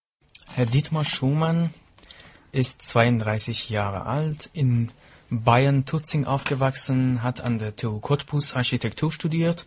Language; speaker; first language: German; non-native, fluent; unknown